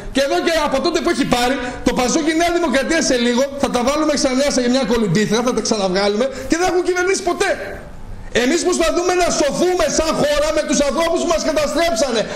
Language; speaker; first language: Greek; native; Greek